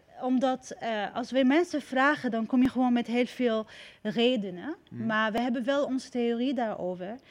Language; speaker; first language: Dutch; non-native, fluent; Arabic